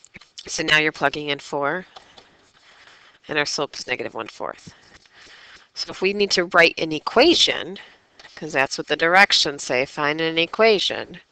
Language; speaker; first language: English; native; English